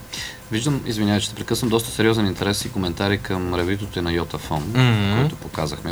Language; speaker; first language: Bulgarian; native; Bulgarian